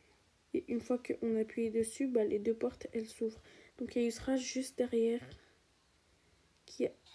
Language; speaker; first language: French; native; French